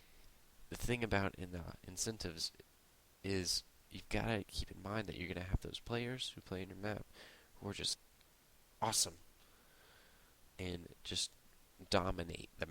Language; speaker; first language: English; native; English